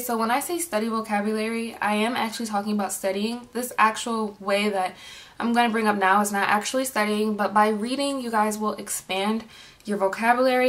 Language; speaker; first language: English; native; English